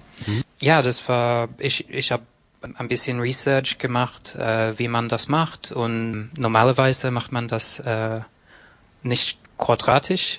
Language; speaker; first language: German; non-native, learner; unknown